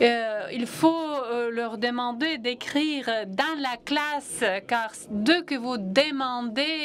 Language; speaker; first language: French; non-native, fluent; Latvian